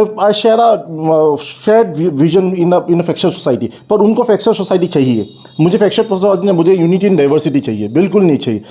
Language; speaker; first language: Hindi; non-native, local second language; Bangla